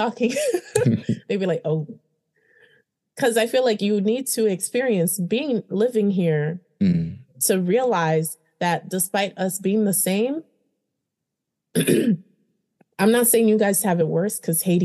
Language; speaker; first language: English; early bilingual, other home language; Haitian Creole